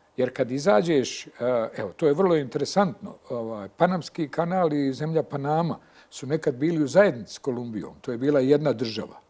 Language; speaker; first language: Bosnian; native; Bosnian